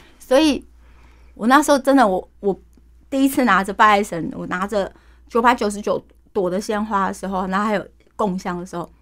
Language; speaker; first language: Chinese; native; Chinese